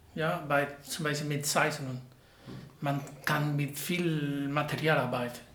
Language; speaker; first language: German; non-native, learner; Spanish